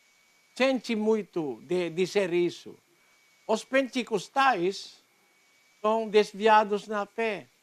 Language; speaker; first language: Portuguese; non-native, learner; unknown